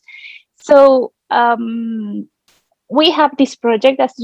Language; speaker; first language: English; non-native, fluent; Spanish